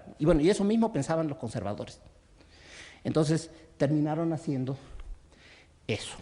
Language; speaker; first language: Spanish; native; Spanish